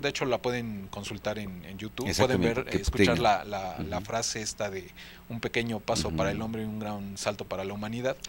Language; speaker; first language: Spanish; native; Spanish